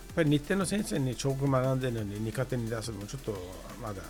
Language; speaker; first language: Japanese; non-native, fluent; Persian